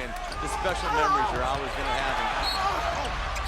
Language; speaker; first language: English; native; English